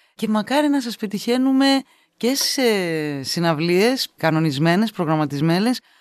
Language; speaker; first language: Greek; native; Greek